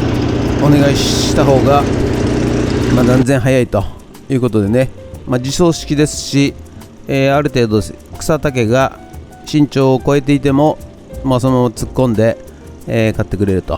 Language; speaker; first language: Japanese; native; Japanese